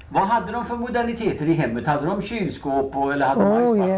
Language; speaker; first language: Swedish; native; Swedish